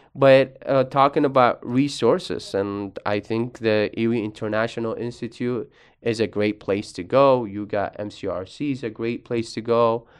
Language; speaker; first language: English; early bilingual, other home language; Arabic